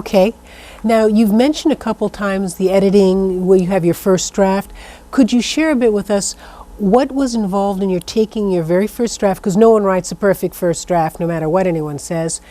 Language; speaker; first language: English; native; English